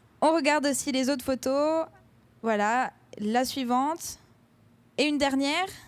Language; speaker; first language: French; native; French